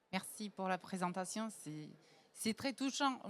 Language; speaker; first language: French; non-native, fluent; Portuguese